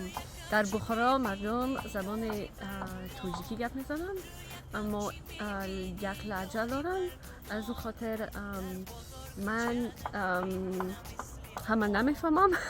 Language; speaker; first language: Persian; non-native, learner; French